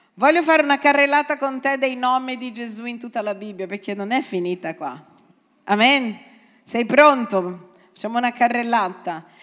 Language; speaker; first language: Italian; non-native, fluent; Portuguese